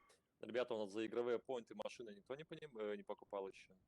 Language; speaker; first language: Russian; native; Russian